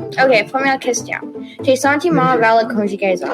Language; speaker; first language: French; non-native, learner; English